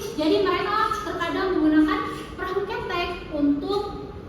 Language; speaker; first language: Indonesian; native; Indonesian